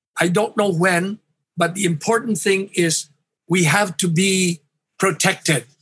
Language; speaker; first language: English; non-native, local second language; Hiligaynon